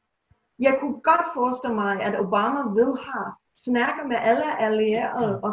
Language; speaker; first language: Danish; non-native, fluent; English